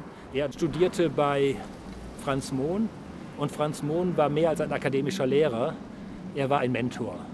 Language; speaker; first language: German; native; German